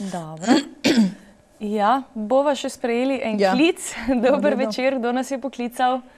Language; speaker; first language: Slovenian; native; Slovenian